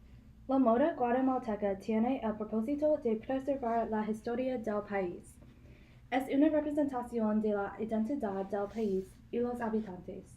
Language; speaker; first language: Spanish; non-native, learner; English